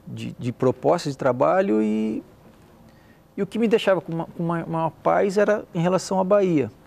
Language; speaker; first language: Portuguese; native; Portuguese